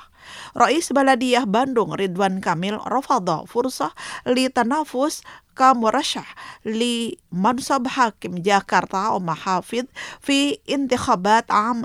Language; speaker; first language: Arabic; non-native, fluent; Indonesian